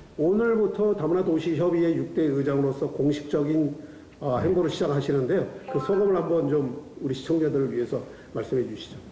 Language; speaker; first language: Korean; native; Korean